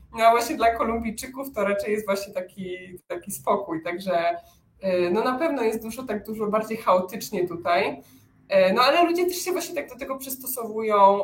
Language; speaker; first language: Polish; native; Polish